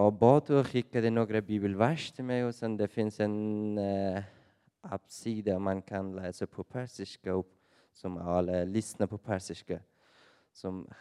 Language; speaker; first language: Swedish; non-native, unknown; Persian